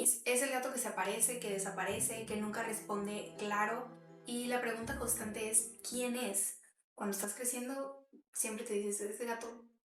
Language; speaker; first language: Spanish; native; Spanish